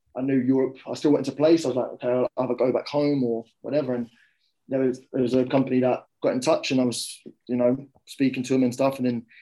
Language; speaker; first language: English; native; English